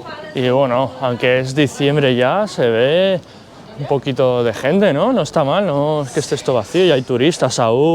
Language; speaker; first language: Spanish; native; Spanish